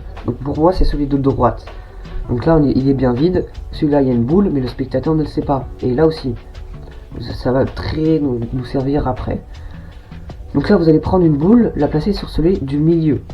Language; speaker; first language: French; native; French